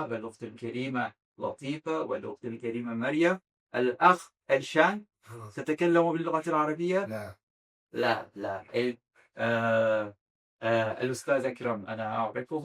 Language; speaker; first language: Arabic; non-native, fluent; Azerbaijani